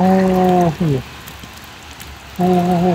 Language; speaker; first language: English; non-native, learner; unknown